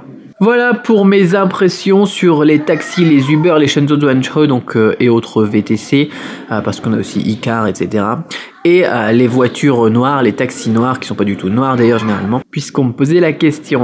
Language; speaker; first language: French; native; French